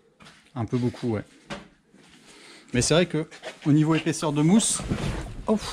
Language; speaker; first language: French; native; French